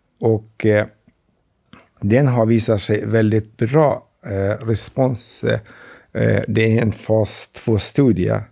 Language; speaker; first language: Swedish; non-native, fluent; Kurdish